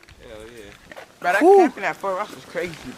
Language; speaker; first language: English; native; English